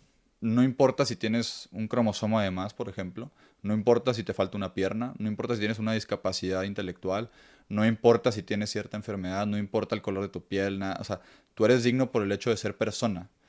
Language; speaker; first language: Spanish; native; Spanish